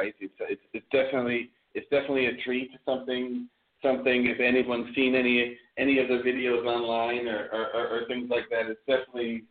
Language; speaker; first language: English; native; English